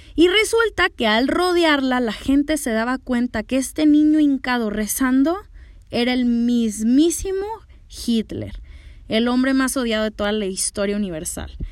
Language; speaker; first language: Spanish; native; Spanish